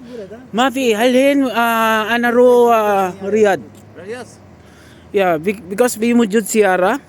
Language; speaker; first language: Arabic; non-native, learner; Filipino